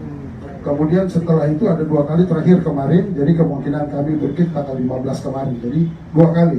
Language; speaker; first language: Indonesian; native; Indonesian